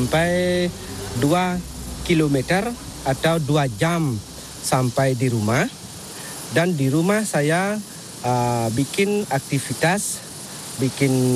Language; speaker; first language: Indonesian; non-native, local second language; Balinese